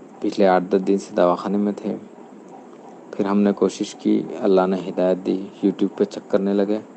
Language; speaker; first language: Urdu; native; Urdu